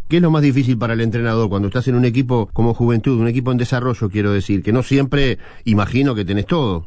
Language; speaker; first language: Spanish; native; Spanish